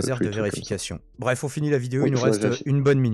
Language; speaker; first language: French; native; French